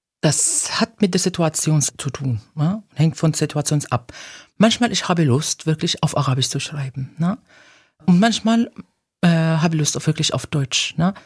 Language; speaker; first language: German; non-native, fluent; Arabic